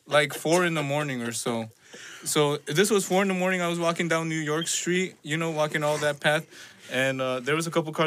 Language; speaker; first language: English; non-native, fluent; Spanish